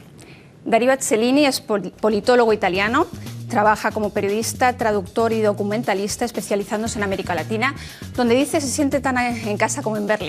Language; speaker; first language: Spanish; native; Spanish